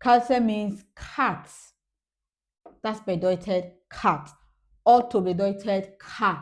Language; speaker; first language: German; non-native, learner; English